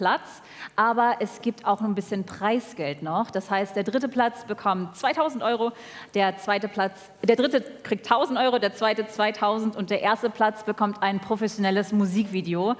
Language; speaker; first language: German; native; German